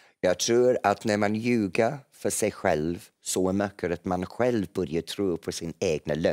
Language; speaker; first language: Swedish; non-native, fluent; English